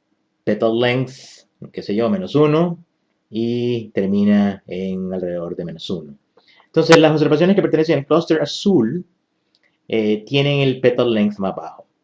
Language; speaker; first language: Spanish; native; Spanish